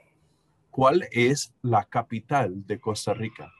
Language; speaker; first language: Spanish; non-native, fluent; English